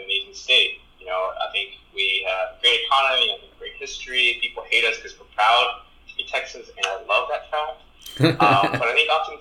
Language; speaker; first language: English; early bilingual, other home language; Spanish